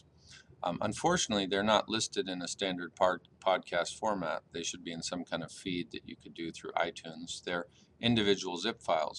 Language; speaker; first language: English; native; English